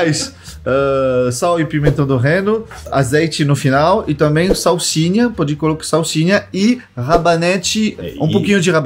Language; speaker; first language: Portuguese; non-native, fluent; French